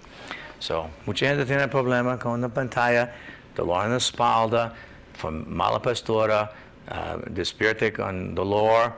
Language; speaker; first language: Spanish; non-native, learner; English